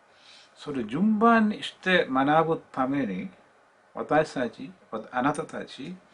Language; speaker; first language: Japanese; non-native, learner; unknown